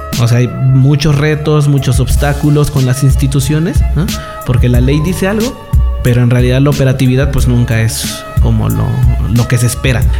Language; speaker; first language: Spanish; native; Spanish